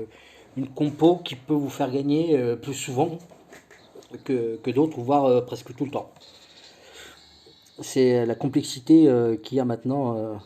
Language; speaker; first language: French; native; French